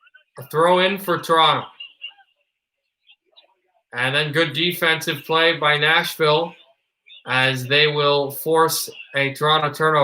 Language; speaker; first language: English; native; English